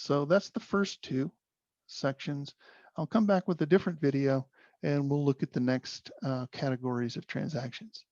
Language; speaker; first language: English; native; English